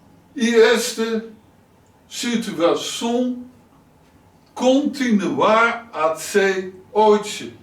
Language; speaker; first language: Portuguese; non-native, learner; Dutch